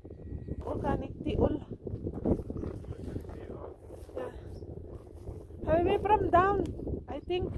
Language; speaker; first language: English; non-native, local second language; Filipino